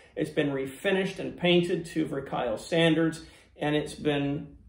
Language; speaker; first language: English; native; English